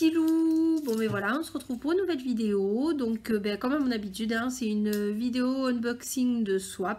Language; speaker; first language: French; native; French